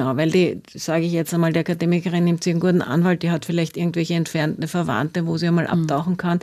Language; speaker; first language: German; native; German